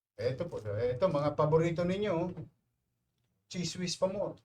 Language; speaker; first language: Filipino; native; Filipino